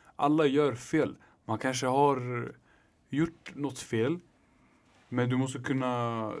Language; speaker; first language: Swedish; native; Swedish